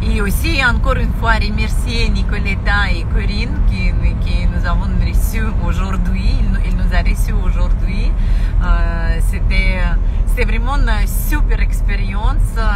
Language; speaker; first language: French; non-native, fluent; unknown